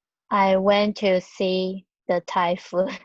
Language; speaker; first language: English; non-native, learner; Chinese